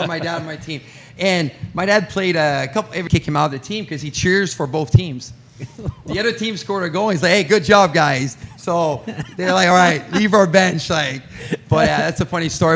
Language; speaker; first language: English; non-native, fluent; French